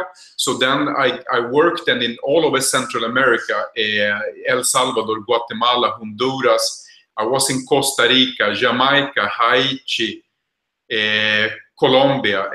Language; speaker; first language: English; non-native, fluent; Swedish